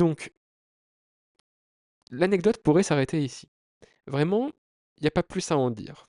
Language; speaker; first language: French; native; French